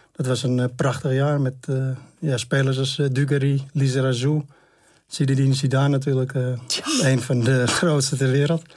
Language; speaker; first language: Dutch; native; Dutch